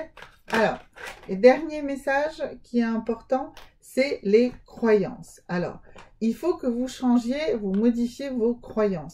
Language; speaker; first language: French; native; French